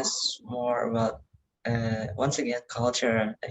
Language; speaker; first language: English; non-native, learner; Indonesian